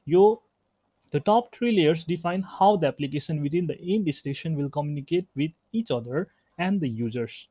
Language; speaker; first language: English; non-native, local second language; Nepali